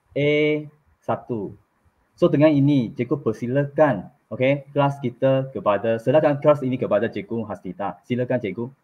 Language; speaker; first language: Malay; non-native, local second language; Chinese